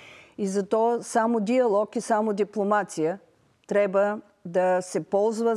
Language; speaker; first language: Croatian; non-native, learner; Bulgarian